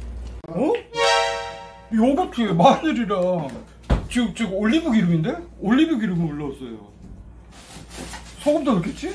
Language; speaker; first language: Korean; native; Korean